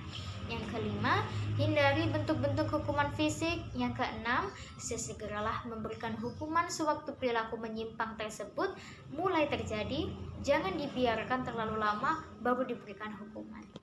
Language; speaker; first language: Indonesian; native; Indonesian